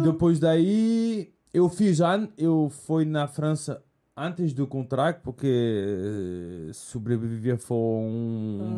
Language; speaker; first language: Portuguese; non-native, fluent; French